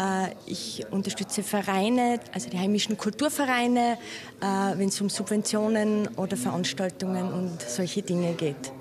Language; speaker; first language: German; native; German